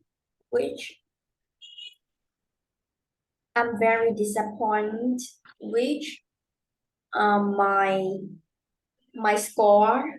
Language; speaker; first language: English; non-native, learner; Vietnamese